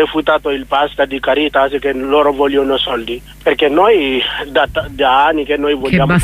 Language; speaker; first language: Italian; non-native, learner; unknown